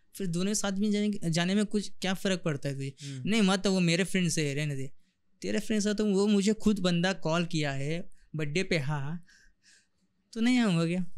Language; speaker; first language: Hindi; non-native, local second language; Telugu